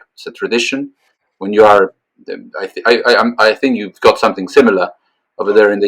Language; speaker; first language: English; non-native, fluent; Spanish